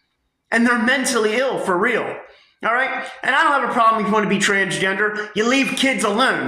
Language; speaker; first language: English; native; English